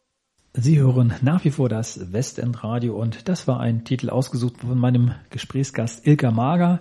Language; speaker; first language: German; native; German